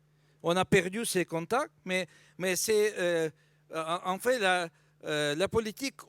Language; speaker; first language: French; non-native, fluent; Russian